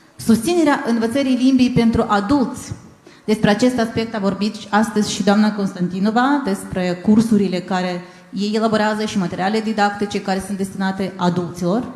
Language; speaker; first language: Romanian; non-native, local second language; Gagauz